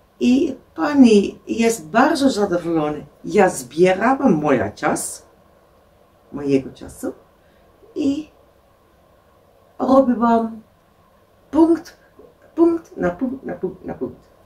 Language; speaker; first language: Polish; non-native, learner; Dutch